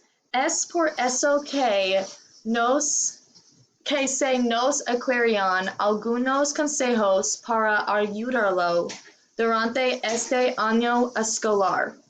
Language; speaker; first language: Spanish; non-native, learner; English